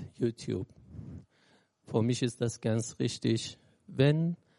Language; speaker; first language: German; non-native, learner; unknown